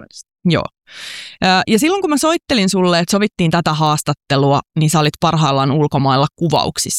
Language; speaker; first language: Finnish; native; Finnish